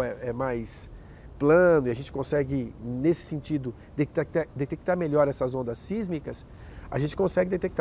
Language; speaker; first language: Portuguese; native; Portuguese